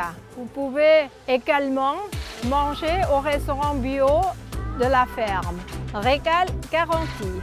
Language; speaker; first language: French; non-native, fluent; Thai